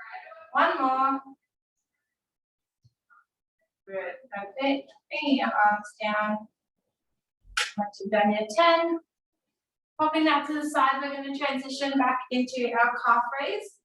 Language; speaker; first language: English; native; English